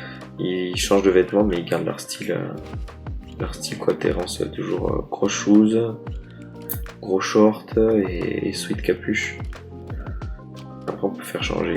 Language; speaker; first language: French; native; French